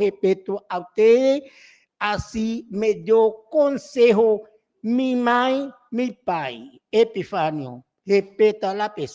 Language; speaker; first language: Spanish; non-native, local second language; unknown